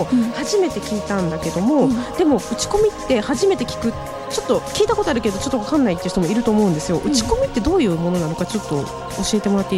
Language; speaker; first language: Japanese; native; Japanese